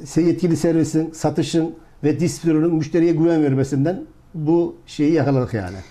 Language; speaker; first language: Turkish; native; Turkish